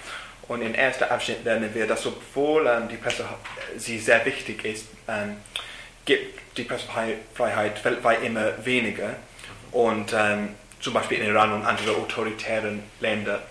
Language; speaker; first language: German; non-native, learner; English